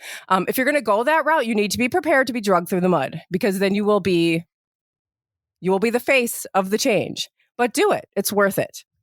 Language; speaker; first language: English; native; English